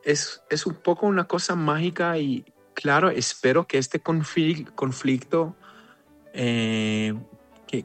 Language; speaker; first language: Spanish; non-native, fluent; Hebrew